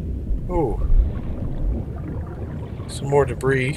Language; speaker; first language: English; native; English